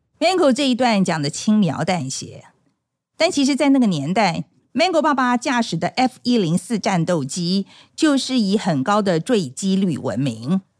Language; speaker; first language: Chinese; native; Chinese